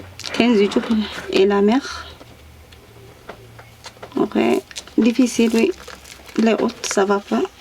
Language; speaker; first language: French; non-native, learner; Tigrinya